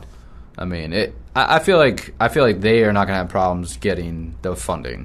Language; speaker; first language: English; native; English